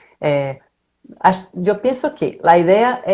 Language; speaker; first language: Spanish; non-native, fluent; Portuguese